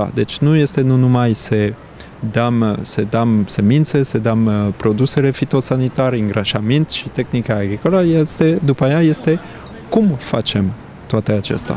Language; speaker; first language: Romanian; non-native, fluent; French